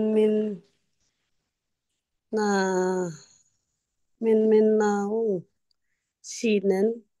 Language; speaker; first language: Korean; non-native, learner; Indonesian